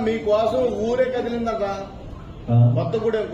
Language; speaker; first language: Telugu; native; Telugu